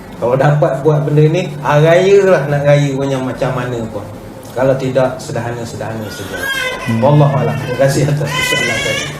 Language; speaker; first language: Malay; native; Malay